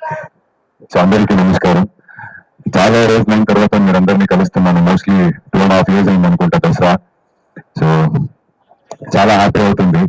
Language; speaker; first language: Telugu; non-native, fluent; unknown